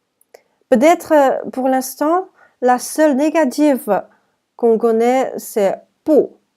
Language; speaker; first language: French; non-native, fluent; Chinese